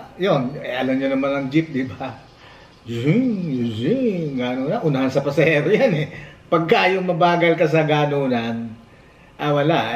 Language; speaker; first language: Filipino; native; Filipino